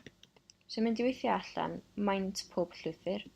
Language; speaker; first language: Welsh; non-native, local second language; English